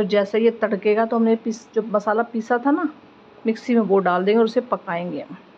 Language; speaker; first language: Hindi; native; Hindi